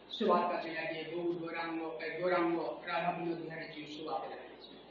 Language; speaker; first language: Bangla; native; Bangla